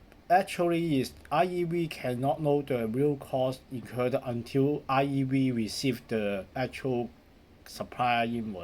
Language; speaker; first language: English; non-native, learner; Cantonese